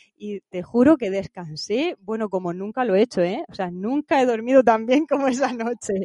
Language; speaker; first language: Spanish; native; Spanish